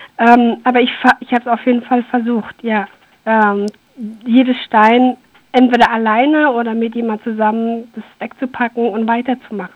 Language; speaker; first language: German; early bilingual, other home language; Persian